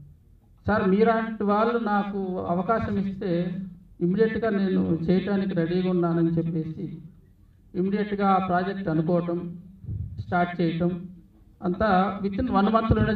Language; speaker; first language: Telugu; native; Telugu